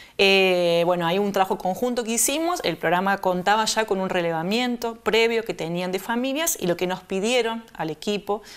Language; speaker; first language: Spanish; native; Spanish